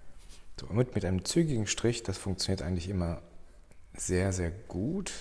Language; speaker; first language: German; native; German